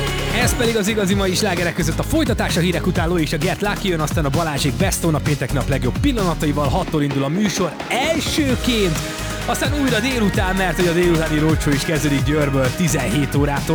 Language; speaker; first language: Hungarian; native; Hungarian